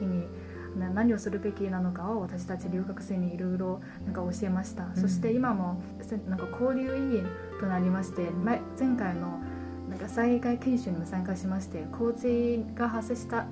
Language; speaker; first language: Japanese; non-native, fluent; Chinese